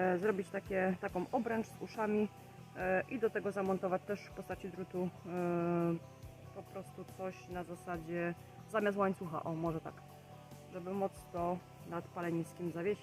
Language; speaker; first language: Polish; native; Polish